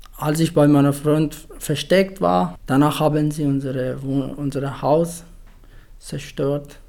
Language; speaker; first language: German; non-native, fluent; Persian